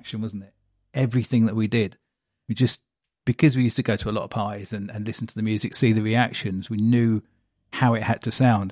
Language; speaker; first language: English; native; English